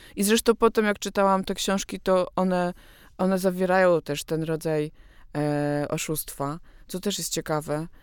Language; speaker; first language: Polish; native; Polish